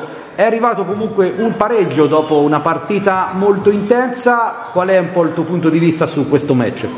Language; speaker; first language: Italian; native; Italian